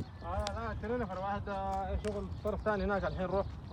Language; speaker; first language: Arabic; non-native, learner; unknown